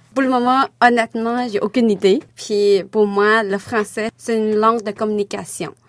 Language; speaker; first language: French; non-native, fluent; Chinese